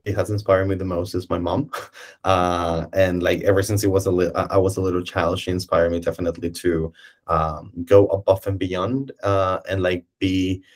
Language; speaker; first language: English; non-native, fluent; Spanish